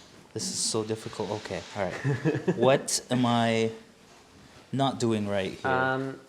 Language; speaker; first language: English; native; English